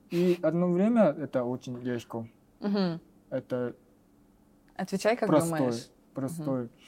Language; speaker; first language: Russian; non-native, learner; Japanese